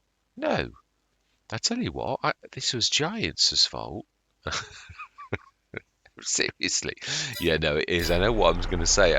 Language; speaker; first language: English; native; English